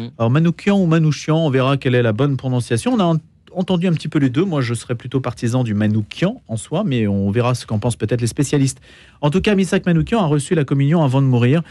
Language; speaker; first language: French; native; French